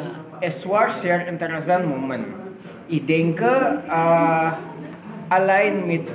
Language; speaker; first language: German; non-native, learner; Indonesian